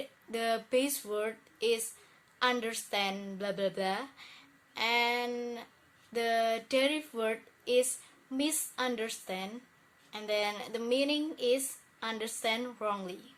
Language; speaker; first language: English; non-native, learner; Indonesian